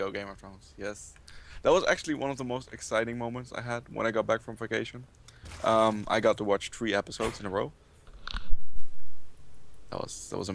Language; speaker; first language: English; non-native, fluent; Dutch